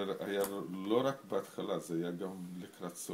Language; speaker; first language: Hebrew; non-native, fluent; Russian